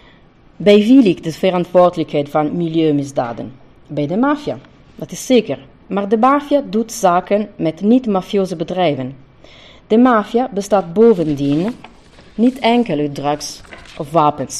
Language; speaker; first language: Dutch; non-native, fluent; Italian